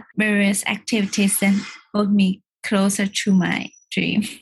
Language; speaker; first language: English; non-native, learner; Chinese